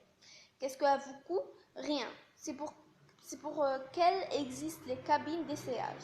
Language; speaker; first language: French; non-native, local second language; Arabic